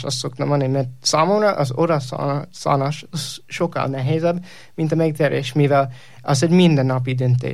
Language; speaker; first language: Hungarian; non-native, learner; English